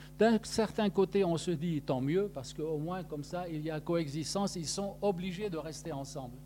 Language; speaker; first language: French; non-native, local second language; Arabic